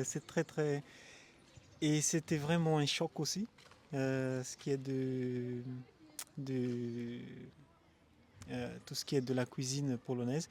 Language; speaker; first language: French; non-native, local second language; Malagasy